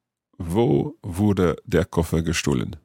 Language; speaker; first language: German; non-native, learner; English